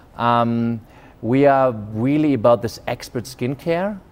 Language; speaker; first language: English; non-native, fluent; German